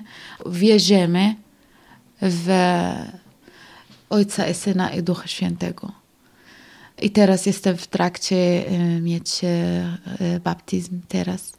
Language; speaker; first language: Polish; non-native, learner; Arabic